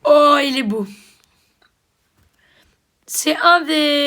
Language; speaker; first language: French; native; French